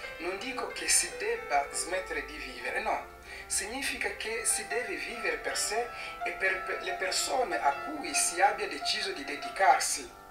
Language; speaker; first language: Italian; non-native, fluent; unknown